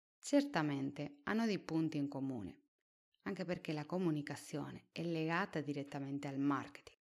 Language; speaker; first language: Italian; non-native, fluent; Spanish